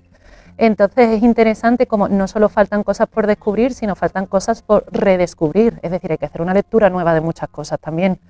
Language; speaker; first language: Spanish; native; Spanish